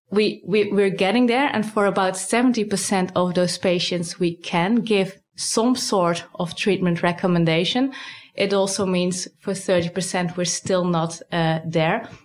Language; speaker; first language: English; non-native, fluent; Dutch